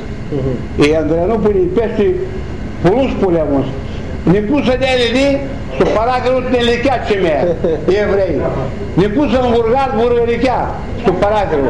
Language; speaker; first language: Greek; native; Greek